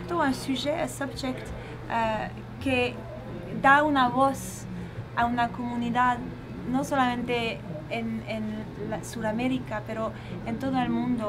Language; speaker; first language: Spanish; non-native, learner; French